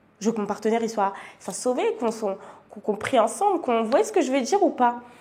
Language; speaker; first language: French; native; French